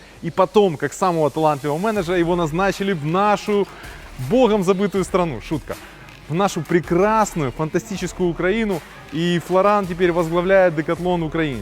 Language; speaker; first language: Russian; native; Russian